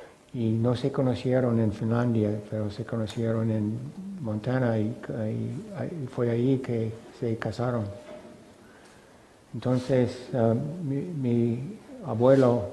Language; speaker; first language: Spanish; non-native, fluent; English